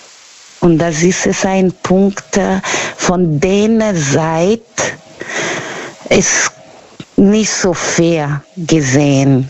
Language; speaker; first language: German; non-native, learner; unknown